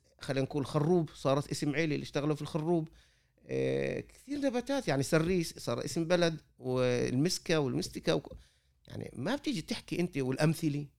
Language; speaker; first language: Arabic; native; Arabic